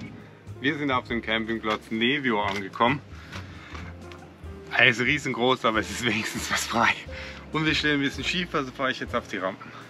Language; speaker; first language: German; native; German